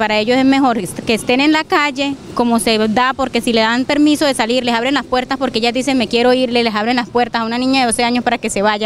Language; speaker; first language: Spanish; native; Spanish